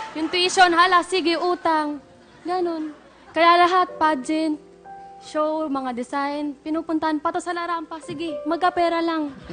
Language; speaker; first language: Filipino; non-native, local second language; Cebuano